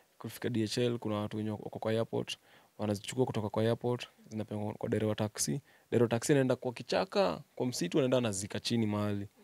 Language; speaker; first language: Swahili; native; Swahili